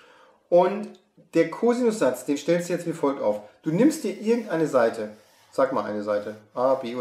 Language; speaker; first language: German; native; German